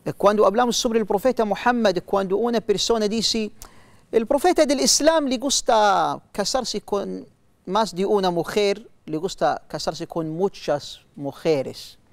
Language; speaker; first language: Spanish; non-native, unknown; Arabic